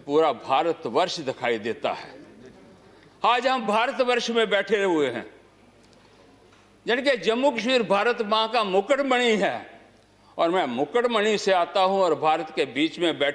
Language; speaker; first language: Hindi; non-native, local second language; Dogri